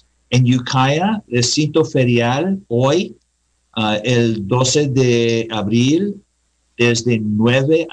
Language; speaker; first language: Spanish; non-native, learner; English